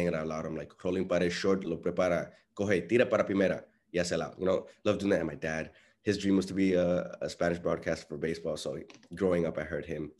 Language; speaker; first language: English; non-native, fluent; Spanish